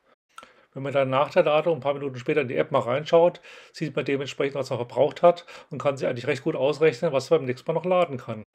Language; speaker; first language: German; native; German